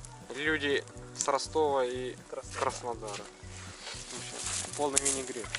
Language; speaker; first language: Russian; native; Russian